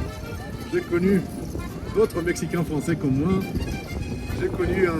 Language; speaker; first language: French; non-native, fluent; Spanish